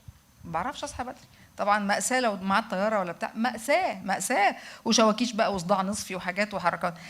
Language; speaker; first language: Arabic; native; Arabic